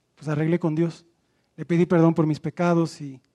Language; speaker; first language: Spanish; native; Spanish